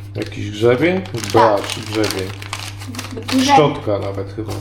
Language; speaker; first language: Polish; native; Polish